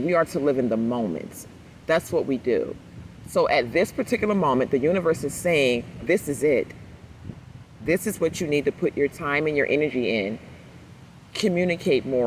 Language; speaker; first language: English; native; English